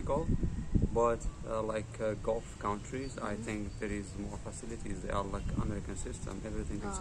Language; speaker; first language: English; non-native, learner; Arabic